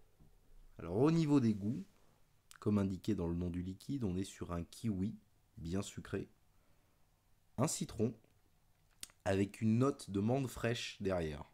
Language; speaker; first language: French; native; French